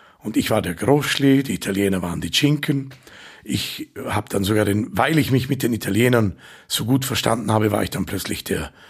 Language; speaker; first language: German; native; German